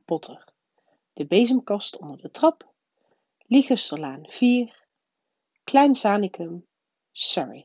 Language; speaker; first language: Dutch; native; Dutch